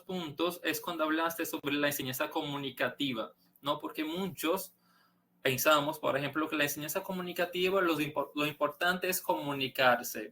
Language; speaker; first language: Spanish; non-native, fluent; Portuguese